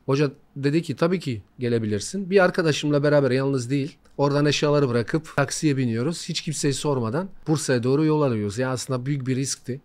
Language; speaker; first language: Turkish; non-native, fluent; Bosnian